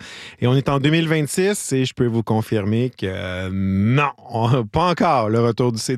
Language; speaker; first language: French; native; French